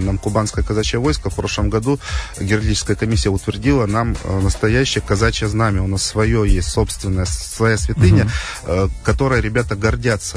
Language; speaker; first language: Russian; native; Russian